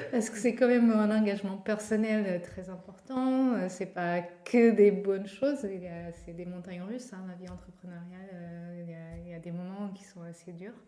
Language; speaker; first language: French; non-native, fluent; Portuguese